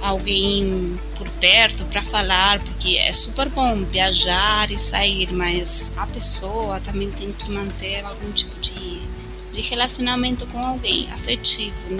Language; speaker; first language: Portuguese; non-native, fluent; Spanish